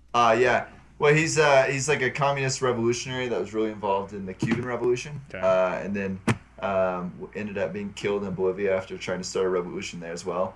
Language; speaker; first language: English; native; English